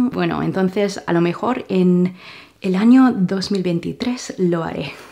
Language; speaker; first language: Spanish; non-native, fluent; English